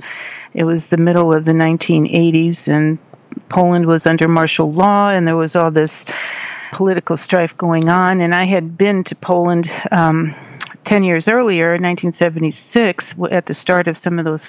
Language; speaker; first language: English; native; English